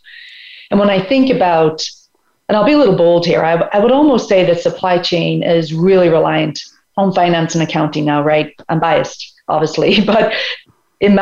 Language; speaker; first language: English; native; English